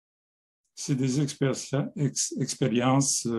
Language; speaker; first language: French; non-native, local second language; English